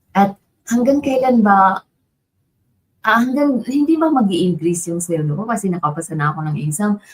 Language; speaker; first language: Filipino; native; Filipino